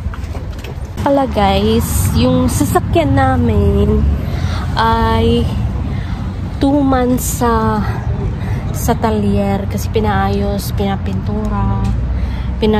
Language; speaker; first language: Filipino; native; Filipino